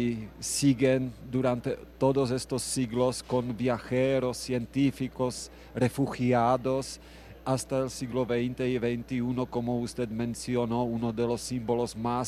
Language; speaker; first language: Spanish; non-native, fluent; Czech